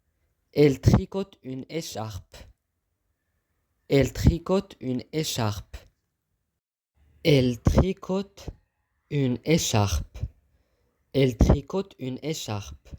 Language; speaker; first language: French; non-native, fluent; Arabic